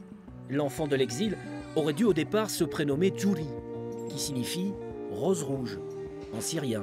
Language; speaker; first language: French; native; French